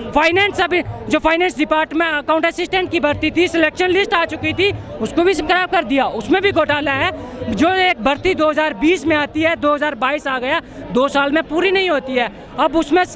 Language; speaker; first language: Hindi; native; Hindi